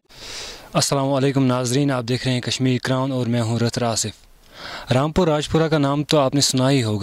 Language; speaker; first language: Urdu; non-native, local second language; Kashmiri